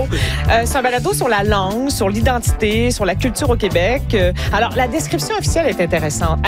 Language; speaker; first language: French; native; French